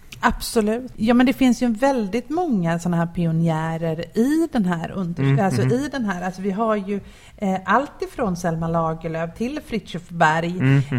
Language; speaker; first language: Swedish; native; Swedish